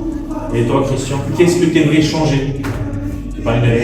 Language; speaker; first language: French; native; French